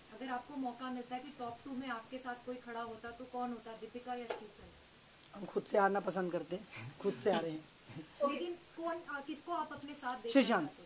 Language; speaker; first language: Hindi; native; Hindi